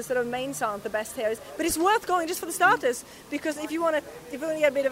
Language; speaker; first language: English; non-native, fluent; Norwegian